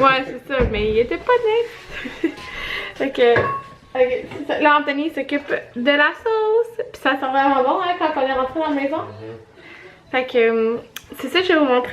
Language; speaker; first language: French; native; French